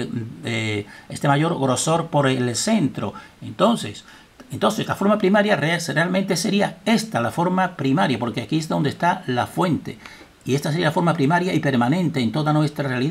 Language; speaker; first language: Spanish; native; Spanish